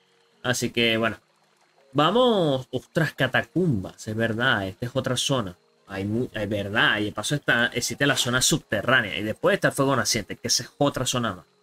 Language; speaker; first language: Spanish; native; Spanish